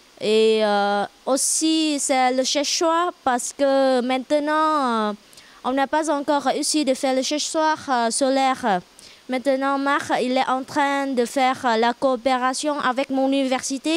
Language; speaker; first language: French; non-native, learner; Vietnamese